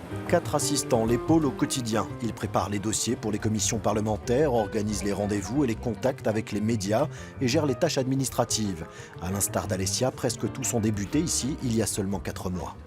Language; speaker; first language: French; native; French